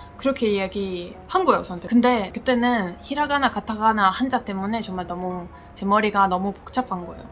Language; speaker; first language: Korean; non-native, fluent; Italian